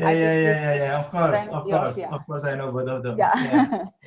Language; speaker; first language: English; non-native, fluent; Indonesian